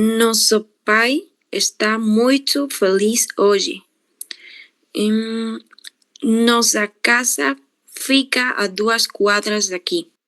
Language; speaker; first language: Portuguese; non-native, learner; Spanish